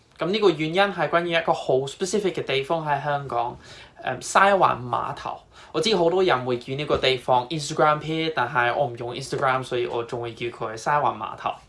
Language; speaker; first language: Cantonese; non-native, fluent; English